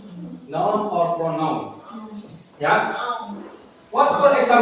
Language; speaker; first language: English; non-native, learner; Indonesian